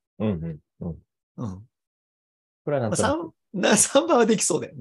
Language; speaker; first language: Japanese; native; Japanese